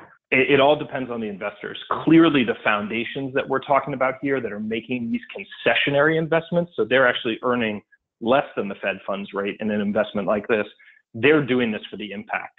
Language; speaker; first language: English; native; English